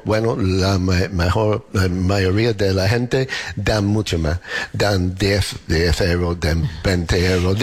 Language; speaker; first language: Spanish; non-native, learner; English